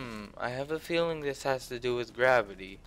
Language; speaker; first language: English; native; English